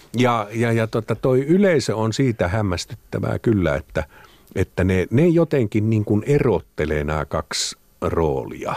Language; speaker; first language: Finnish; native; Finnish